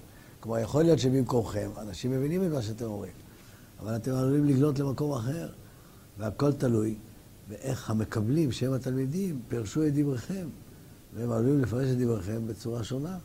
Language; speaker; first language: Hebrew; native; Hebrew